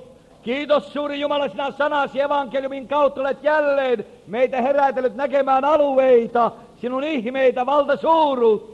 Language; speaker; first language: Finnish; native; Finnish